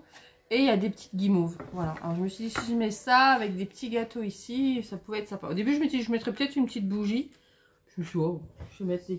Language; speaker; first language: French; native; French